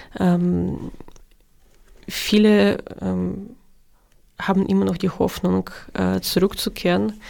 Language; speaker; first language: German; non-native, fluent; Ukrainian